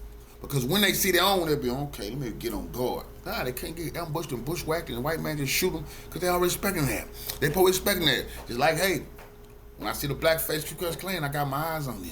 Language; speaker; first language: English; native; English